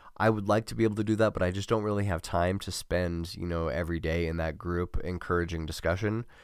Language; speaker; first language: English; native; English